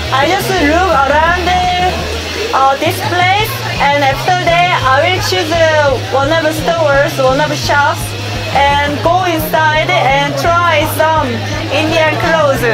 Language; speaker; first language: English; non-native, learner; Korean